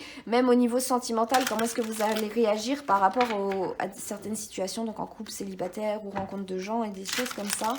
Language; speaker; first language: French; native; French